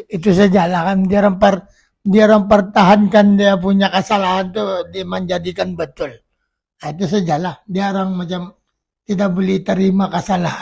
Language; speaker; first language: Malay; non-native, local second language; Filipino